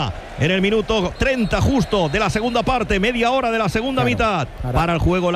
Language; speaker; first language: Spanish; native; Spanish